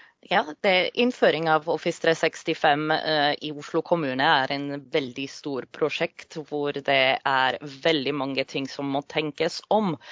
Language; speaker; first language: Norwegian; non-native, fluent; Polish